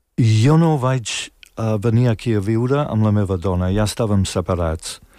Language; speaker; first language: Catalan; non-native, fluent; English